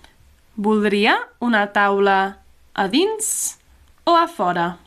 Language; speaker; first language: Catalan; non-native, fluent; English